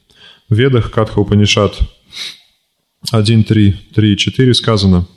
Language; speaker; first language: Russian; native; Russian